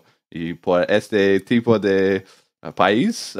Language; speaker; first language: Spanish; non-native, learner; English